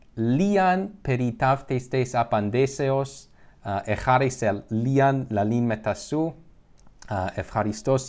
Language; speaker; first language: Greek; non-native, learner; English